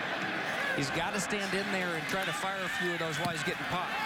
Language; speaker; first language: English; native; English